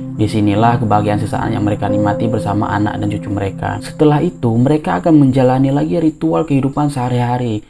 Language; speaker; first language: Indonesian; non-native, local second language; Achinese